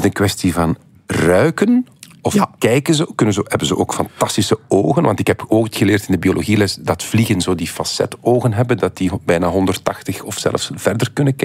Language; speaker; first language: Dutch; native; Dutch